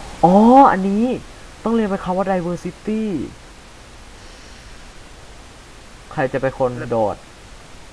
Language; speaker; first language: Thai; native; Thai